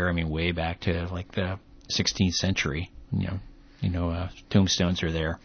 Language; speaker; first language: English; native; English